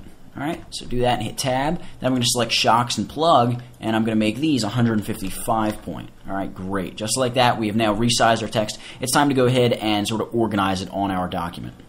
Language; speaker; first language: English; native; English